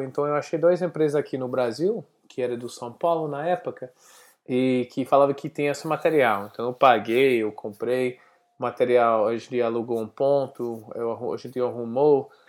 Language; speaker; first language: Portuguese; non-native, fluent; English